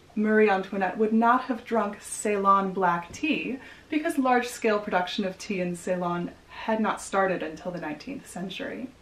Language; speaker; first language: English; native; English